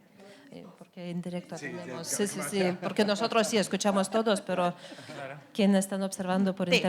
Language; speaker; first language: Spanish; non-native, fluent; Lithuanian